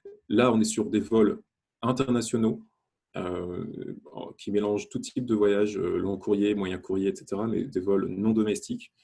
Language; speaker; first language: French; native; French